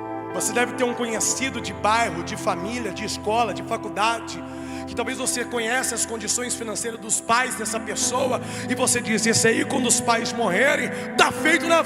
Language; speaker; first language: Portuguese; native; Portuguese